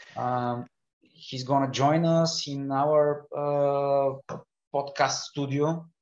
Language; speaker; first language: English; non-native, fluent; Bulgarian